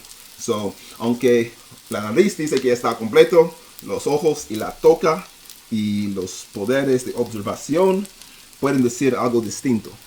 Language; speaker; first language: Spanish; non-native, learner; English